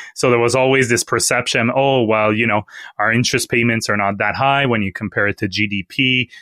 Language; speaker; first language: English; non-native, fluent; French